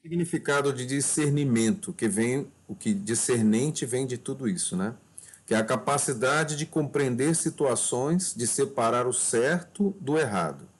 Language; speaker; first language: Portuguese; native; Portuguese